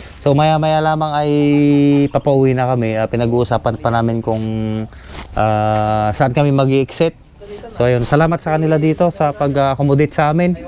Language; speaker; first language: Filipino; native; Filipino